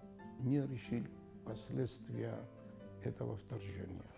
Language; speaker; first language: Russian; non-native, fluent; Greek